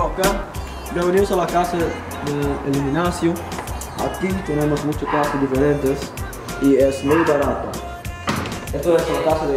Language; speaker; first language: Spanish; non-native, learner; English